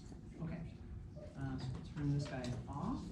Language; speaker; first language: English; native; English